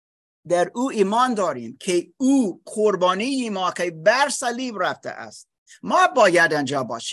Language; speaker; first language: Persian; non-native, fluent; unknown